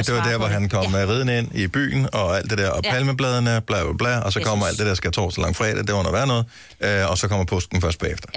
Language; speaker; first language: Danish; native; Danish